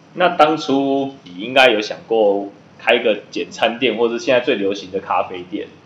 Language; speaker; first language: Chinese; native; Chinese